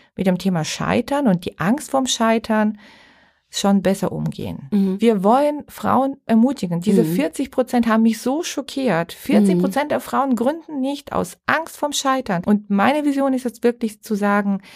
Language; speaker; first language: German; non-native, fluent; Bulgarian